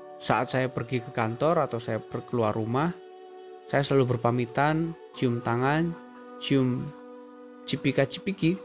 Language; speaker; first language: Indonesian; native; Indonesian